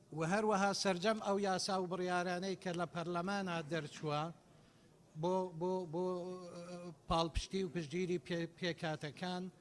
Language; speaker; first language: Central Kurdish; non-native, local second language; Assyrian Neo-Aramaic